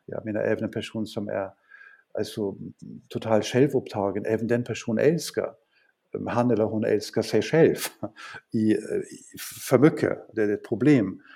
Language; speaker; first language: Swedish; non-native, fluent; German